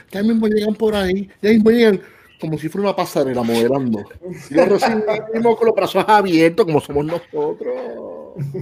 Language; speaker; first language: Spanish; native; Spanish